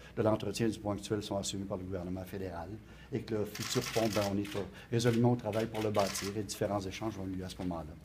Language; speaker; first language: French; native; French